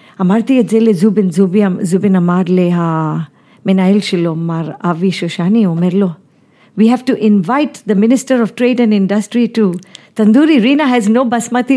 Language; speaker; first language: Hebrew; non-native, fluent; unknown